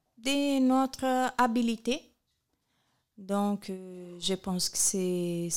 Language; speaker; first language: French; non-native, learner; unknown